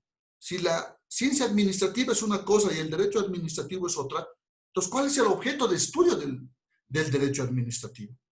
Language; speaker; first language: Spanish; native; Spanish